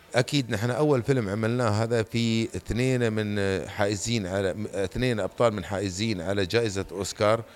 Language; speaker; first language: Arabic; native; Arabic